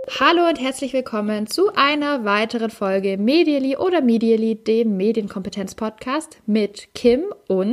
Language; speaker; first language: German; native; German